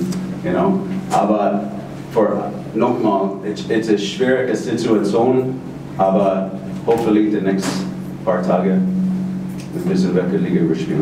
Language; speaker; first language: German; non-native, fluent; English